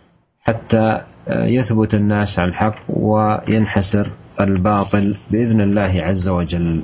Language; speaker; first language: Arabic; native; Arabic